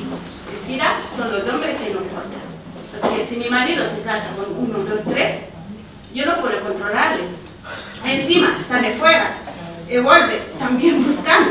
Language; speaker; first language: Spanish; non-native, learner; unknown